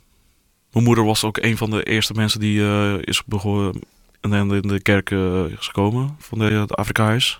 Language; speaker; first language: Dutch; early bilingual, other home language; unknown